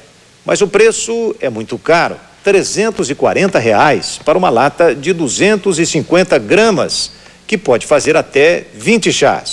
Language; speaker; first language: Portuguese; native; Portuguese